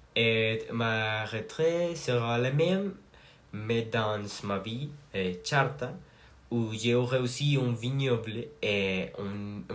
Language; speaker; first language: French; non-native, learner; Spanish